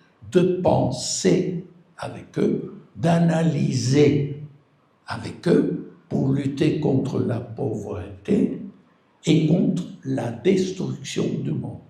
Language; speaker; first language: French; non-native, fluent; Spanish